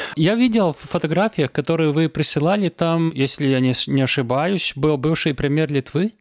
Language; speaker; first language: Russian; non-native, local second language; Latvian